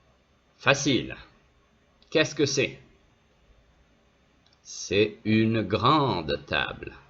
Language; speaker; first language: French; non-native, fluent; Spanish